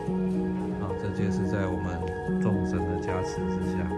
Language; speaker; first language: Chinese; native; Chinese